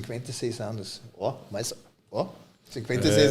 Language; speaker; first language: Portuguese; non-native, fluent; German